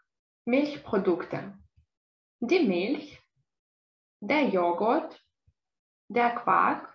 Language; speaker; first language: German; non-native, fluent; Russian